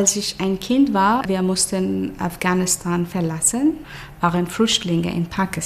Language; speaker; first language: German; non-native, fluent; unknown